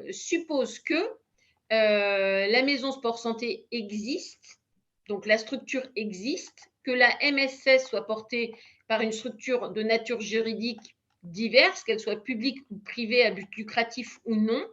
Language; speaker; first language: French; native; French